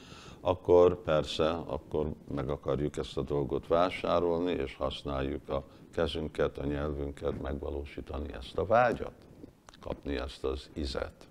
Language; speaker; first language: Hungarian; early bilingual, heritage; Hungarian